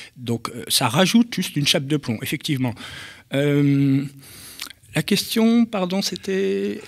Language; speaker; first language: French; native; French